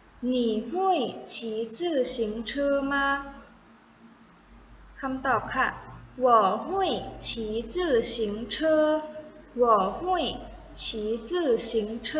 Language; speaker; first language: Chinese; non-native, fluent; Thai